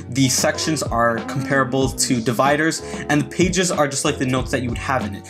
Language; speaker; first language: English; native; English